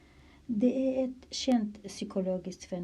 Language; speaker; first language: Swedish; non-native, fluent; Arabic